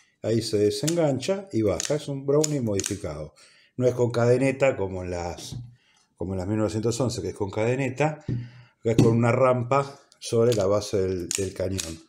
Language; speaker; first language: Spanish; native; Spanish